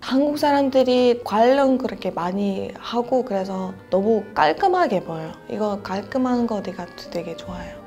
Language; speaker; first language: Korean; non-native, fluent; Russian